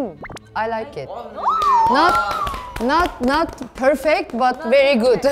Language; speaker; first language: English; non-native, fluent; Turkish